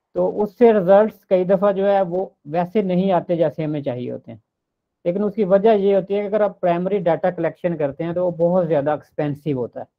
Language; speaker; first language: Urdu; non-native, local second language; Punjabi